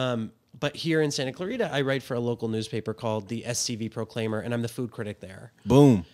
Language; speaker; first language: English; native; English